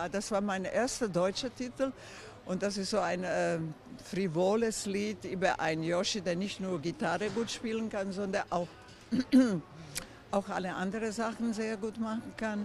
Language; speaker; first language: German; non-native, fluent; Croatian